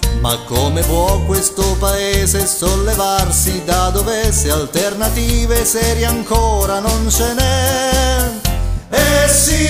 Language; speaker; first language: Italian; native; Italian